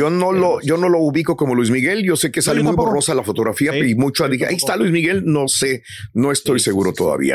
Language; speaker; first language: Spanish; native; Spanish